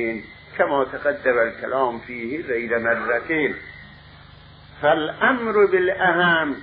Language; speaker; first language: Arabic; non-native, fluent; Persian